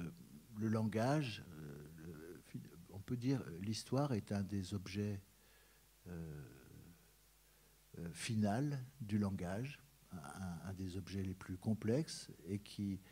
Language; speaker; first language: French; native; French